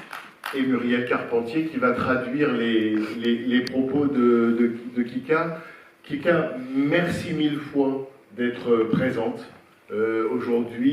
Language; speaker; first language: French; native; French